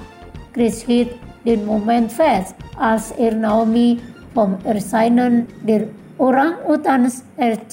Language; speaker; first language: German; non-native, fluent; Indonesian